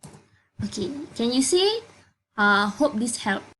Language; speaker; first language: English; non-native, local second language; Malay